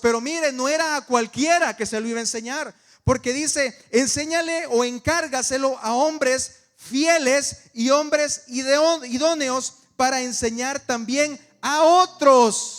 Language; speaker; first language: Spanish; native; Spanish